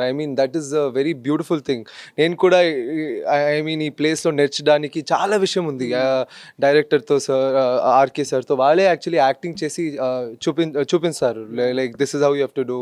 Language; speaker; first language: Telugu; non-native, local second language; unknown